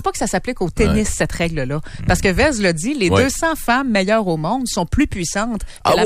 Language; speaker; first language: French; native; French